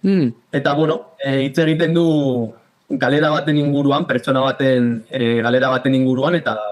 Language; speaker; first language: Basque; native; Basque